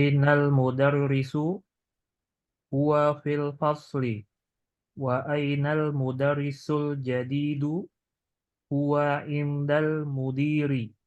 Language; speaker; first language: Arabic; non-native, learner; Indonesian